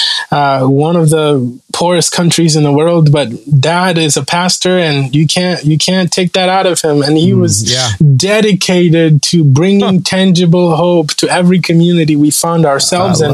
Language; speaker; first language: English; non-native, local second language; Kinyarwanda